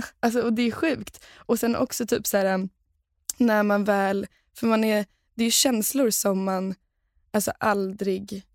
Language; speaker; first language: Swedish; native; Swedish